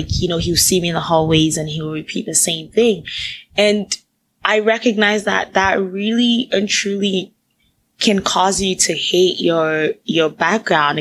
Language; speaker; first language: English; non-native, local second language; Akan